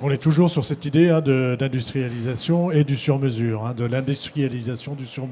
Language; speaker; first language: French; native; French